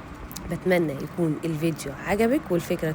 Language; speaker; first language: Arabic; native; Arabic